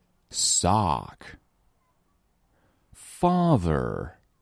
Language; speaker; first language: English; non-native, fluent; Chinese